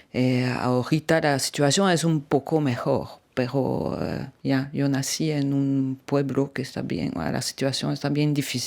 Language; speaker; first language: Spanish; non-native, learner; French